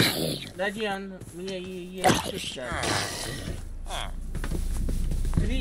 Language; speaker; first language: Russian; non-native, learner; English